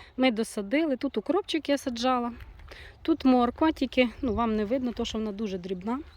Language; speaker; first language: Ukrainian; non-native, local second language; Russian